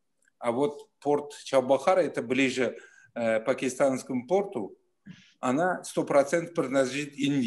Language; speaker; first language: Russian; non-native, fluent; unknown